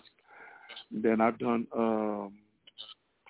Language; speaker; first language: English; non-native, local second language; Igbo